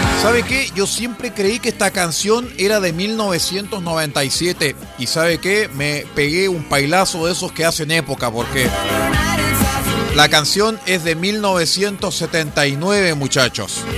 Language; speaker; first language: Spanish; native; Spanish